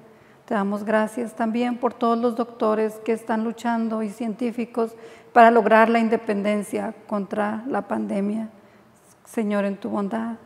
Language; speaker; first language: Spanish; native; Spanish